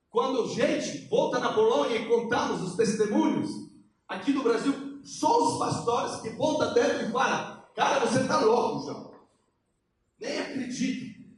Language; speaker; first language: Portuguese; non-native, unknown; Polish